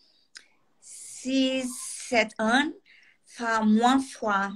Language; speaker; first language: French; non-native, learner; Portuguese